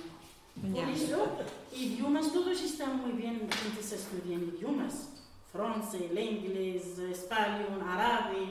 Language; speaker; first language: Spanish; non-native, learner; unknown